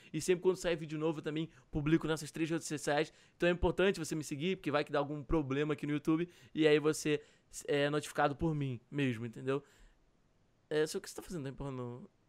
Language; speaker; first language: Portuguese; native; Portuguese